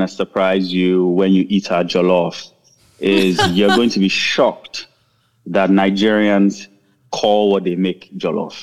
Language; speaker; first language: English; non-native, local second language; Akan